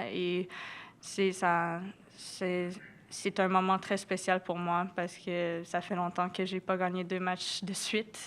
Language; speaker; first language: French; non-native, local second language; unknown